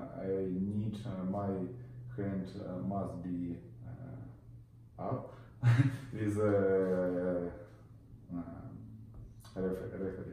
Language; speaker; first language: English; non-native, learner; Russian